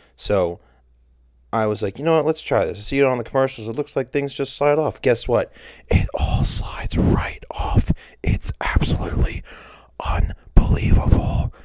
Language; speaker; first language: English; native; English